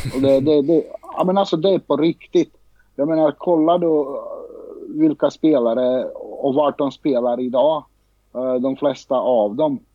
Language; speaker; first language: Swedish; early bilingual, other home language; Bosnian